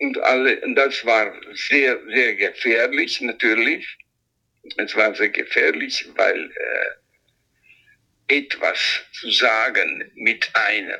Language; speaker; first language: German; non-native, fluent; Italian